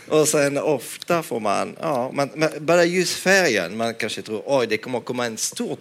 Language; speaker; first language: Swedish; non-native, fluent; French